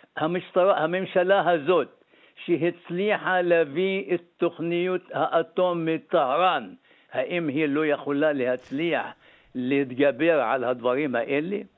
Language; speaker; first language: Hebrew; non-native, local second language; Arabic